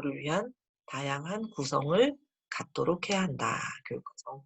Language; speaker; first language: Korean; native; Korean